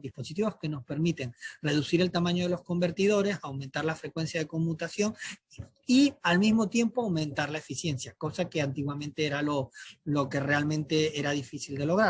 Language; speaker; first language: Spanish; native; Spanish